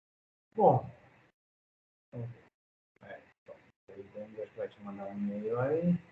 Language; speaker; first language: Portuguese; native; Portuguese